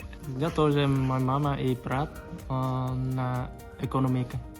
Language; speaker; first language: Russian; non-native, learner; Vietnamese